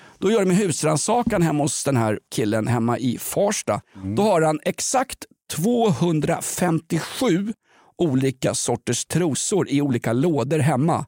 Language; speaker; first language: Swedish; native; Swedish